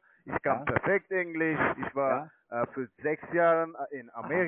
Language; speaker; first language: German; non-native, learner; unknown